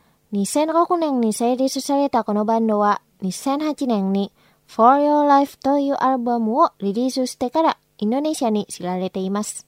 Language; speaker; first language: Japanese; non-native, fluent; Indonesian